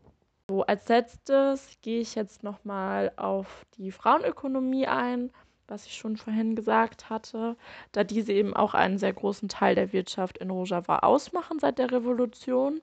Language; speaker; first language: German; native; German